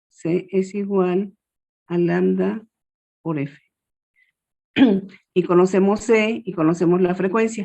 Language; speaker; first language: Spanish; native; Spanish